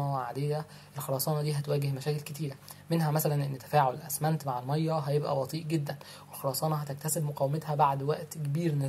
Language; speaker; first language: Arabic; native; Arabic